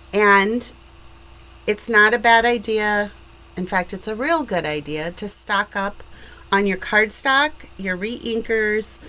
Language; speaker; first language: English; native; English